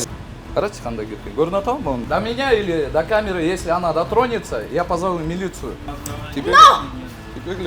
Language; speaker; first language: Russian; non-native, local second language; Kyrgyz